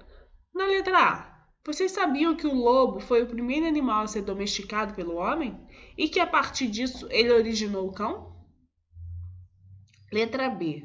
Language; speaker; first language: Portuguese; native; Portuguese